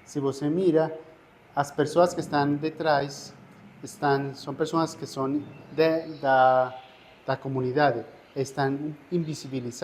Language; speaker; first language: Portuguese; non-native, fluent; Spanish